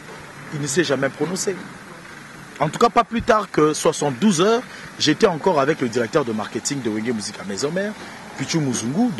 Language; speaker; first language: French; non-native, local second language; Lingala